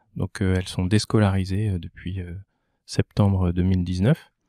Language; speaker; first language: French; native; French